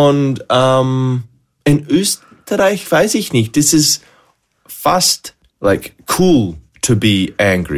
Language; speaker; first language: German; non-native, fluent; English